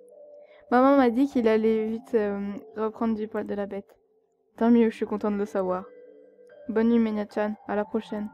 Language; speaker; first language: French; native; French